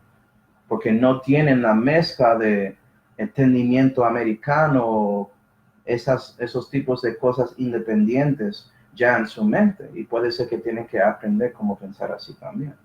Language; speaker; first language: Spanish; early bilingual, heritage; Spanish